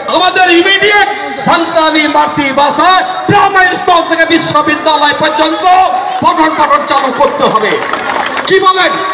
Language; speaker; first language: Bangla; non-native, local second language; Santali